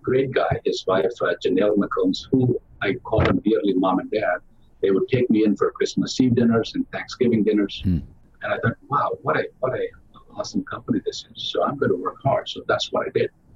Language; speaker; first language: English; non-native, local second language; Telugu